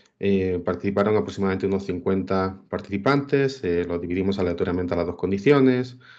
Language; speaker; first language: Spanish; native; Spanish